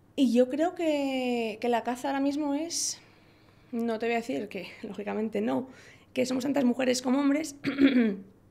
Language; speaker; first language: Spanish; native; Spanish